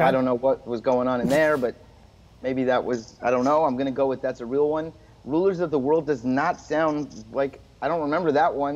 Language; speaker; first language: English; native; English